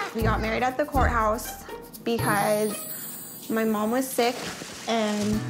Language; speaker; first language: English; native; English